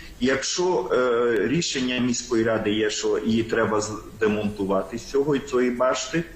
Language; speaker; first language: Ukrainian; non-native, local second language; Hungarian